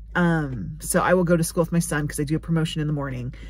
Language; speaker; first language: English; native; English